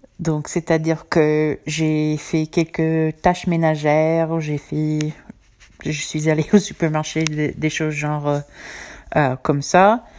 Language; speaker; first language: French; non-native, fluent; English